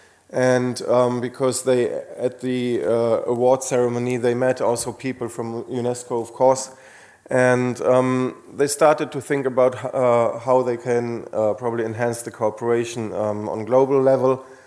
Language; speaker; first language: English; non-native, fluent; Slovenian